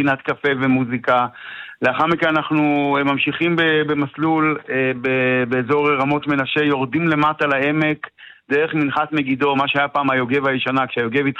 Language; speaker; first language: Hebrew; native; Hebrew